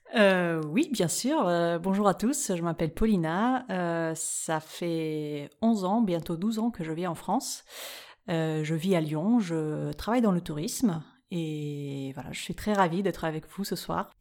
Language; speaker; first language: French; non-native, fluent; Russian